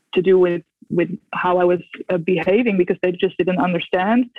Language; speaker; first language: English; non-native, fluent; Dutch